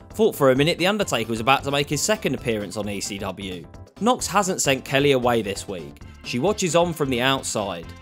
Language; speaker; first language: English; native; English